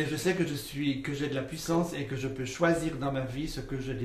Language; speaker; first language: French; native; French